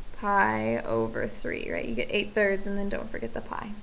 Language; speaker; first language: English; native; English